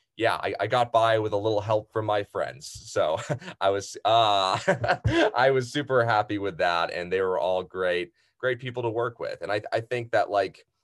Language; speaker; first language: English; native; English